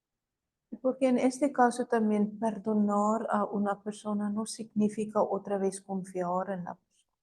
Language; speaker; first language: Spanish; non-native, fluent; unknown